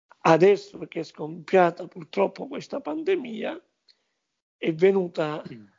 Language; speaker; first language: Italian; native; Italian